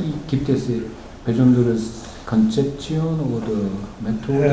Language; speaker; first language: German; non-native, learner; Korean